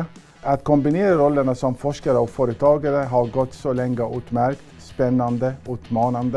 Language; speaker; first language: Swedish; non-native, fluent; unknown